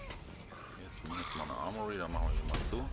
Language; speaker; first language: German; native; German